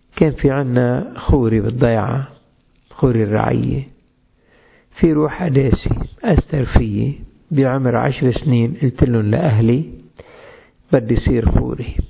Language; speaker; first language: Arabic; native; Arabic